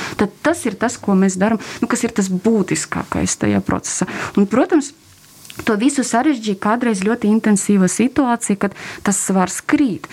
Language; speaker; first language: Latvian; non-native, local second language; Russian